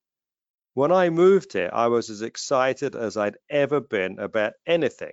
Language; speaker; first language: English; native; English